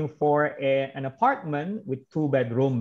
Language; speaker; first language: English; non-native, fluent; Indonesian